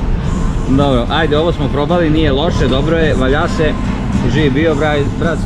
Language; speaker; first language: Serbian; native; Serbian